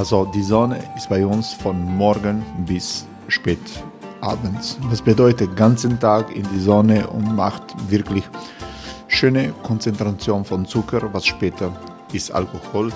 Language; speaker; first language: German; non-native, learner; Croatian